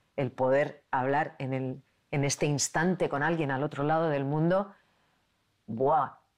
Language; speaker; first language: Spanish; non-native, local second language; Basque